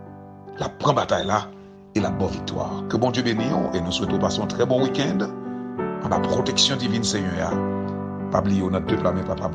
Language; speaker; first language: French; non-native, local second language; Haitian Creole